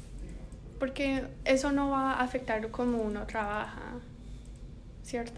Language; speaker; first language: Spanish; early bilingual, heritage; Spanish